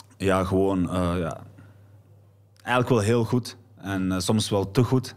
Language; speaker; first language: Dutch; early bilingual, other home language; Arabic